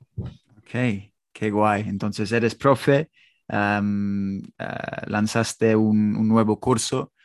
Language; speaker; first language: Spanish; non-native, fluent; English